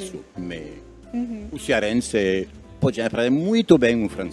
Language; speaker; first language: Portuguese; non-native, learner; French